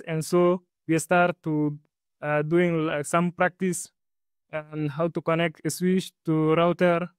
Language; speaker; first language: English; non-native, learner; Arabic